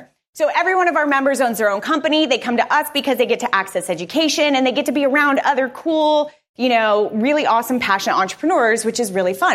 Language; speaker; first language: English; native; English